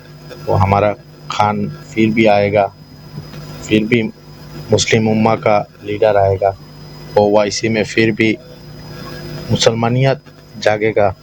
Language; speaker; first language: Hindi; non-native, fluent; Bangla